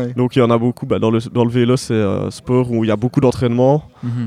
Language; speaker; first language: French; native; French